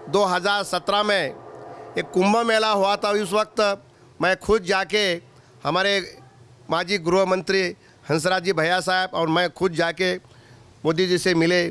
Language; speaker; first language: Hindi; non-native, local second language; Lambadi